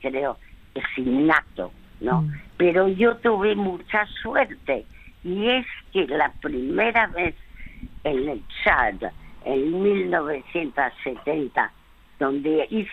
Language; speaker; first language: Spanish; early bilingual, other home language; French